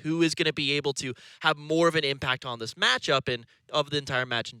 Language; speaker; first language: English; native; English